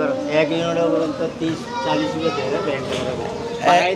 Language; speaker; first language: Hindi; non-native, local second language; Bangla